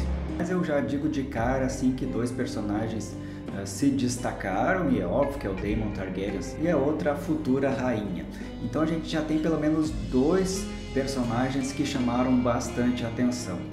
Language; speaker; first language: Portuguese; native; Portuguese